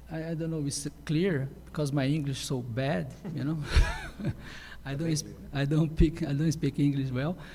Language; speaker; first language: English; non-native, learner; Portuguese